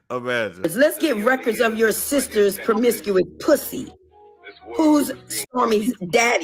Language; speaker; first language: English; native; English